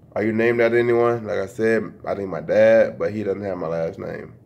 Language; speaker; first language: English; native; English